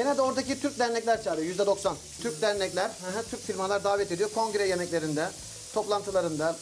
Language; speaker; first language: Turkish; native; Turkish